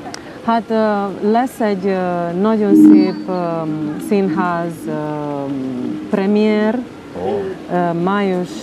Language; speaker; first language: Hungarian; non-native, local second language; Romanian